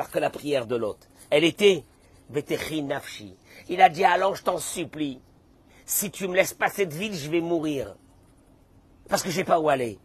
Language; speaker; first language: French; native; French